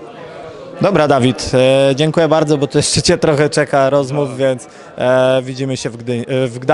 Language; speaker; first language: Polish; native; Polish